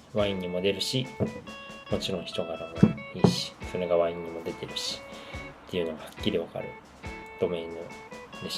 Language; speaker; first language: Japanese; native; Japanese